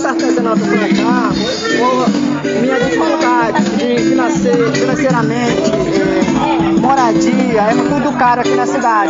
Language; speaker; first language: Portuguese; non-native, local second language; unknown